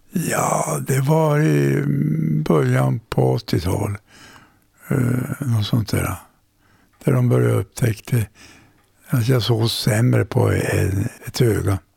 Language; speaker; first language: Swedish; native; Swedish